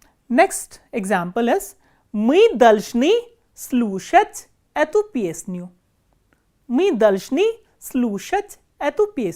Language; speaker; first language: Russian; non-native, fluent; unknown